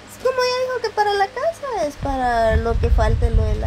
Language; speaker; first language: Spanish; native; Spanish